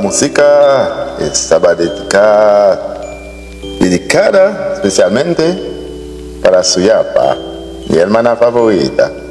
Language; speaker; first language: Spanish; non-native, learner; Haitian Creole